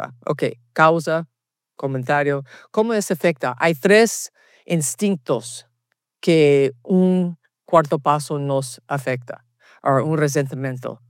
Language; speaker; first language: Spanish; early bilingual, heritage; Spanish